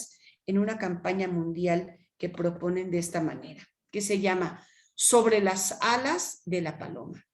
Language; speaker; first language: Spanish; native; Spanish